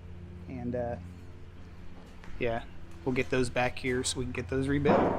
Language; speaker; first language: English; native; English